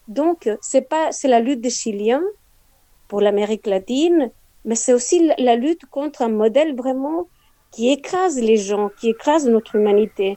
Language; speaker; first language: French; non-native, fluent; Spanish